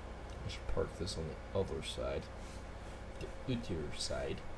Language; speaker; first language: English; native; English